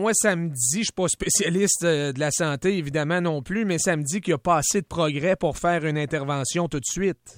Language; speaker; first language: French; native; French